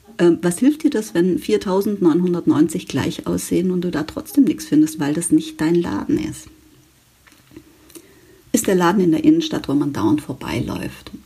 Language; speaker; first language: German; native; German